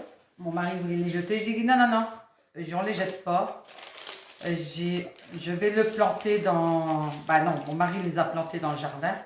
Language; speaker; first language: French; native; French